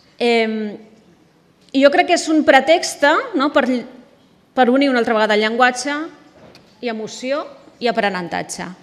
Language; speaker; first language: Catalan; native; Catalan